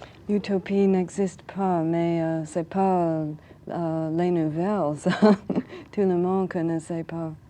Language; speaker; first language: French; non-native, learner; English